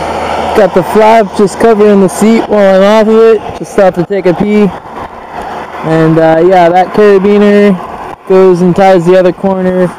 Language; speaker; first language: English; native; English